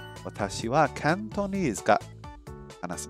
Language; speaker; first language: Japanese; non-native, learner; English